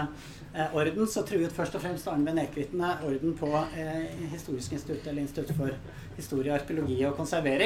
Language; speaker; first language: Norwegian; native; Norwegian